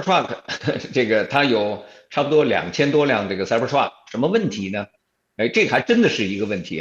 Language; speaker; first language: Chinese; native; Chinese